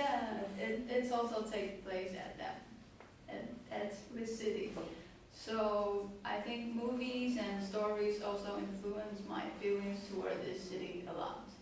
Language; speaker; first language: English; non-native, learner; Chinese